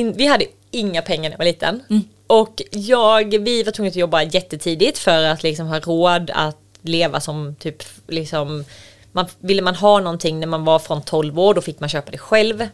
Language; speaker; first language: Swedish; native; Swedish